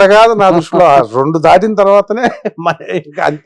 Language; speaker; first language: Telugu; native; Telugu